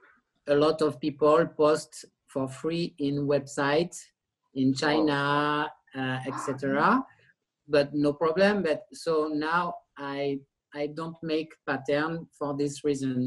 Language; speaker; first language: English; non-native, learner; French